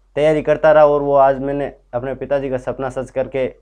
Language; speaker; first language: Hindi; native; Hindi